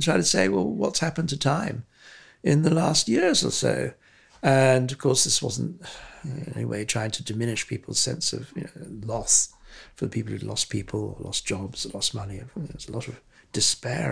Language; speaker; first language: English; native; English